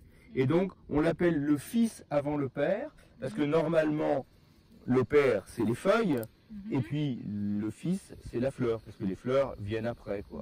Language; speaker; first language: French; native; French